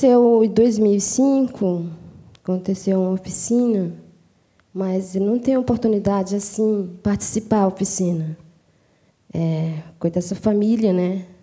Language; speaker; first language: Portuguese; non-native, local second language; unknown